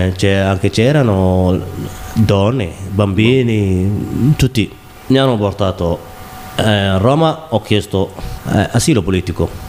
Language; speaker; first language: Italian; non-native, learner; Somali